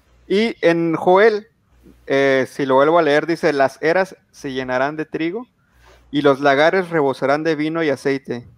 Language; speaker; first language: Spanish; native; Spanish